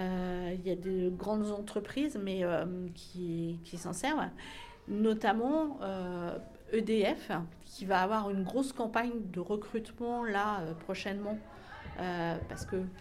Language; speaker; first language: French; native; French